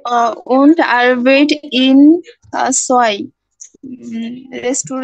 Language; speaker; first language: German; non-native, learner; Bangla